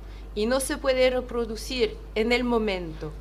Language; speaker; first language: Spanish; non-native, fluent; French